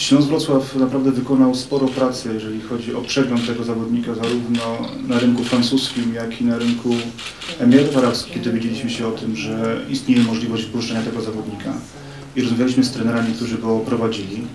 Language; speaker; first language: Polish; native; Polish